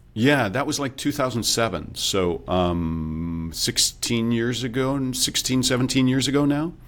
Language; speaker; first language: English; native; English